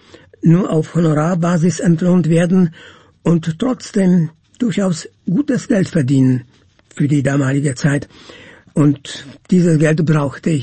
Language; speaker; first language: German; non-native, fluent; Polish